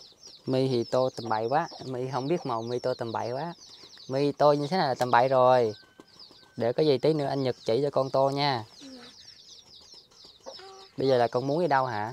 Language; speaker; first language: Vietnamese; native; Vietnamese